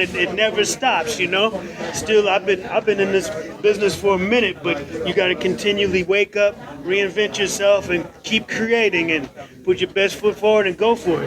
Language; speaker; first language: English; native; English